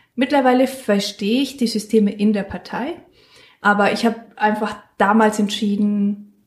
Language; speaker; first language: German; non-native, fluent; Spanish